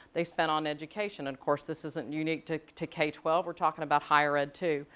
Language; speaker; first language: English; native; English